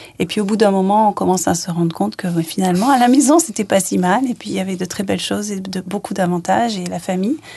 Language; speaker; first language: French; native; French